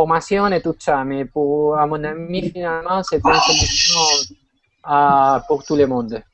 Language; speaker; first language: French; non-native, fluent; Spanish